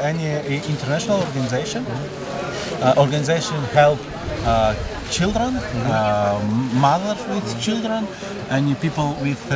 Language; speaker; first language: English; non-native, learner; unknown